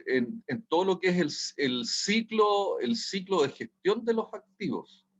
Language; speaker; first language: Spanish; native; Spanish